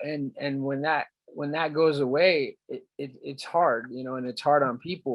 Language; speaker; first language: English; native; English